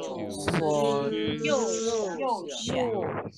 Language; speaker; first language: Chinese; non-native, learner; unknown